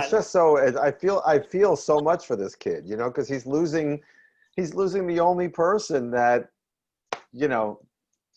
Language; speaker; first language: English; native; English